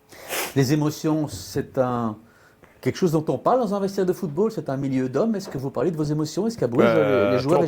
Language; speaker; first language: French; native; French